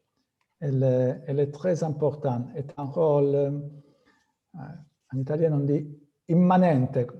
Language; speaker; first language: French; non-native, fluent; Italian